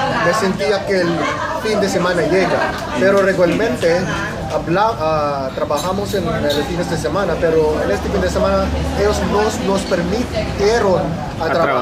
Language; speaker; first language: Spanish; non-native, fluent; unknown